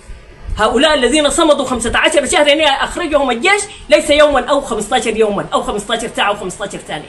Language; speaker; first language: Arabic; native; Arabic